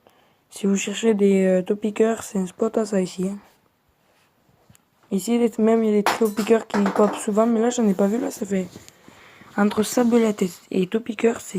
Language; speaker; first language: French; native; French